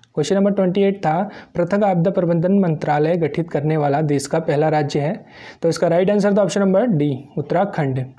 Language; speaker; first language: Hindi; native; Hindi